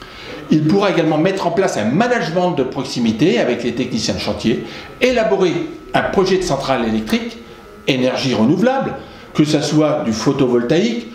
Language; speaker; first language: French; native; French